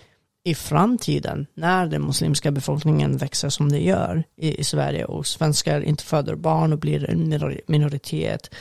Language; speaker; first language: Swedish; non-native, fluent; Arabic